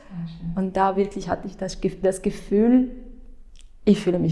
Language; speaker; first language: German; non-native, fluent; Italian